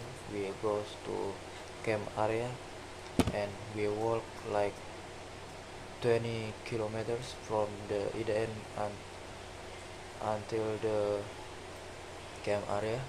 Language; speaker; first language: English; non-native, learner; Indonesian